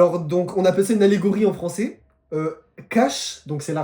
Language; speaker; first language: French; native; French